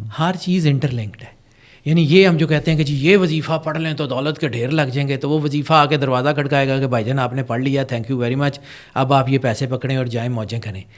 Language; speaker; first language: Urdu; non-native, local second language; Punjabi